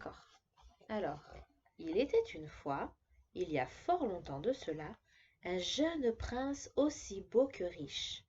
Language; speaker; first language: French; native; French